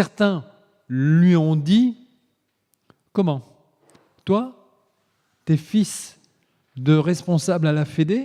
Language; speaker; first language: French; native; French